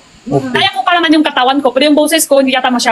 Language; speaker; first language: Filipino; non-native, learner; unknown